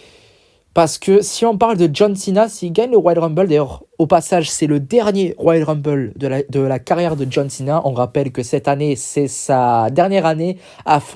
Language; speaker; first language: French; native; French